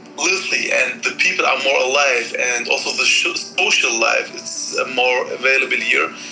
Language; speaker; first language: English; non-native, fluent; Arabic